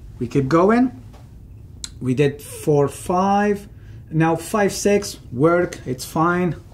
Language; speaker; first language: English; non-native, fluent; Arabic